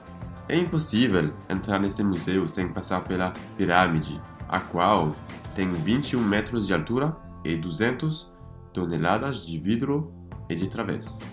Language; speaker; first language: Portuguese; non-native, fluent; French